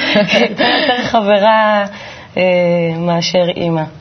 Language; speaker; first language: Hebrew; native; Hebrew